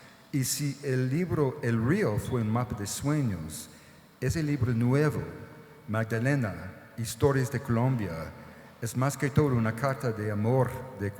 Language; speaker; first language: Spanish; non-native, fluent; English